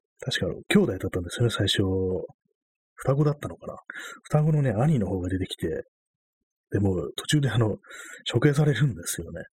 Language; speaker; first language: Japanese; native; Japanese